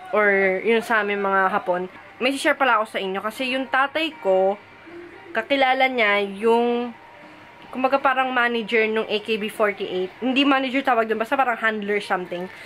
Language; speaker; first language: Filipino; early bilingual, heritage; Filipino